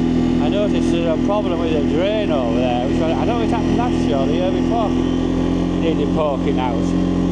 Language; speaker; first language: English; native; English